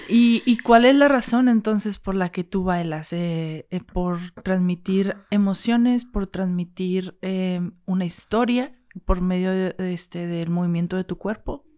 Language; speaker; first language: Spanish; native; Spanish